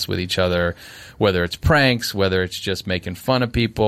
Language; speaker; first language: English; native; English